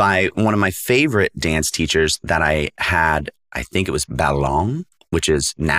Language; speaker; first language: English; native; English